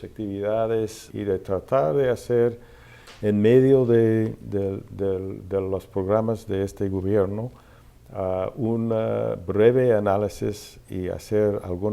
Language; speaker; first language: Spanish; non-native, fluent; English